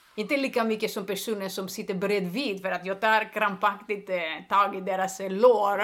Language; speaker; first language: Swedish; non-native, fluent; Greek